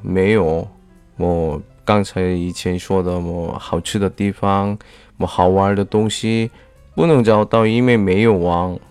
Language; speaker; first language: Chinese; non-native, fluent; Korean